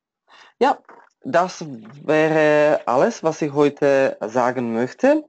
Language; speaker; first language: German; non-native, fluent; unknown